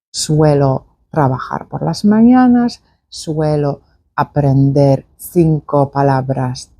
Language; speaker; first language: Spanish; non-native, fluent; Polish